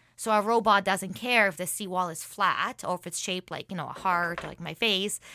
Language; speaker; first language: English; early bilingual, other home language; Hebrew